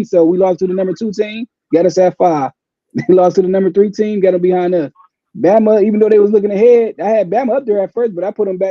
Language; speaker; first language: English; native; English